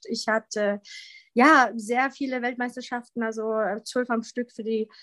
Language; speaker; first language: German; early bilingual, other home language; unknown